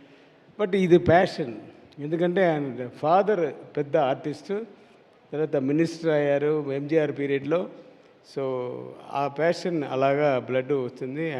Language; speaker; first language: Telugu; non-native, learner; Tamil